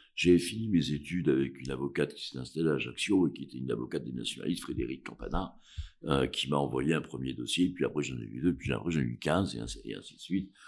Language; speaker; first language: French; native; French